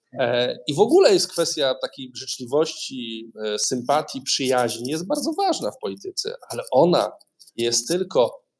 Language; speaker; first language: Polish; native; Polish